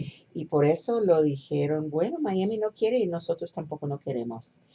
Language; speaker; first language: Spanish; non-native, fluent; English